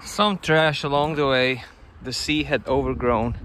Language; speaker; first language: English; non-native, fluent; Latvian